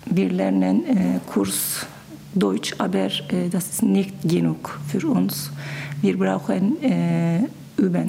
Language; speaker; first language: German; non-native, learner; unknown